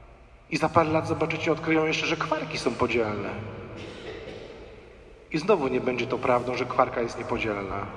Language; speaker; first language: Polish; native; Polish